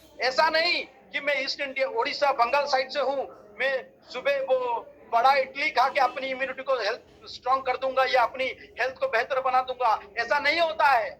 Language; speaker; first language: Hindi; non-native, local second language; Odia